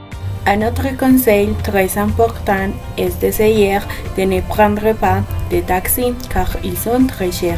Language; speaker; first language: French; non-native, learner; Spanish